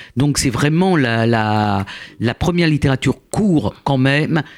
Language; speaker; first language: French; native; French